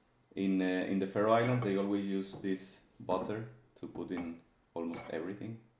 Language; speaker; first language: English; non-native, fluent; Spanish